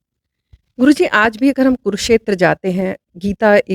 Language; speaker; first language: Hindi; native; Hindi